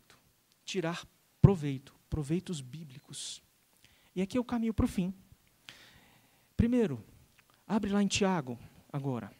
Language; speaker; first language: Portuguese; native; Portuguese